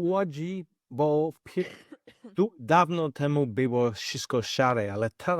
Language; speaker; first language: Polish; non-native, learner; English